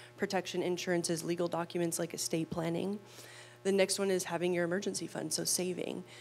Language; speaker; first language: English; native; English